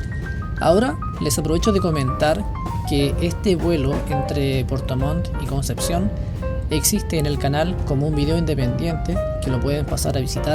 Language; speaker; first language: Spanish; native; Spanish